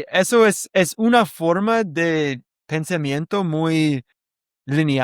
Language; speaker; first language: Spanish; non-native, learner; English